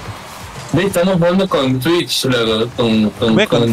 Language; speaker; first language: Spanish; native; Spanish